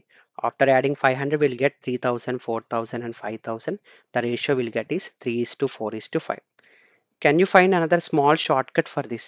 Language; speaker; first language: English; non-native, local second language; Telugu